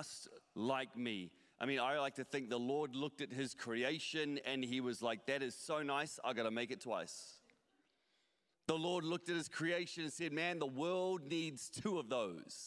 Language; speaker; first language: English; native; English